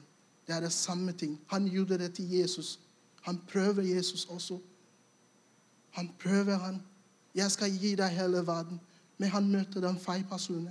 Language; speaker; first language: Norwegian; non-native, fluent; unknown